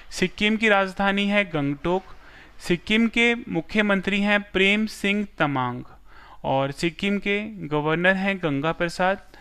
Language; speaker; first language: Hindi; non-native, local second language; Gujarati